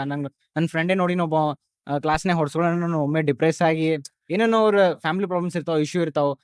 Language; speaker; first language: Kannada; native; Kannada